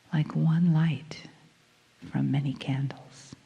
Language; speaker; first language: English; native; English